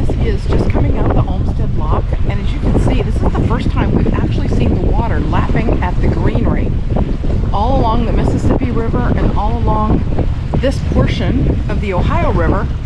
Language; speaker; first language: English; native; English